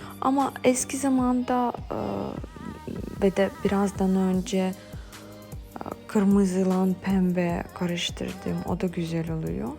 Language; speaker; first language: Turkish; non-native, fluent; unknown